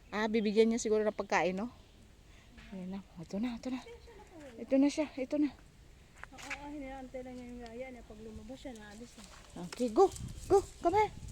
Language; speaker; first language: Filipino; non-native, local second language; Cebuano